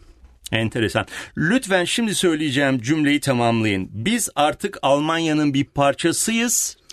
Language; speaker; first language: Turkish; native; Turkish